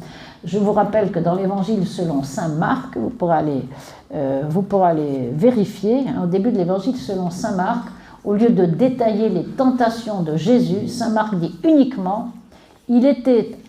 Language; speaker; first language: French; native; French